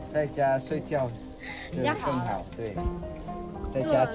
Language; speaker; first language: Chinese; non-native, learner; Vietnamese